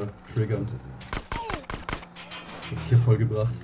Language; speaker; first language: German; native; German